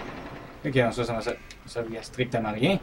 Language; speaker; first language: French; native; French